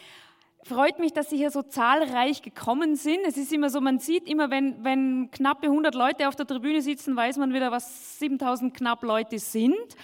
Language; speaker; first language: German; native; German